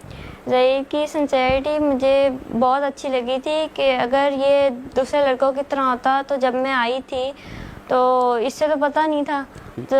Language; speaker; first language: Urdu; native; Urdu